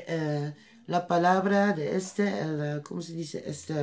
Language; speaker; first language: Spanish; non-native, learner; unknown